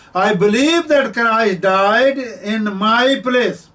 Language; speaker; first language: English; non-native, local second language; Punjabi